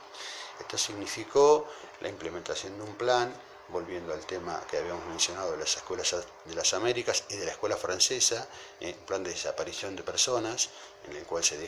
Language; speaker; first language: Spanish; native; Spanish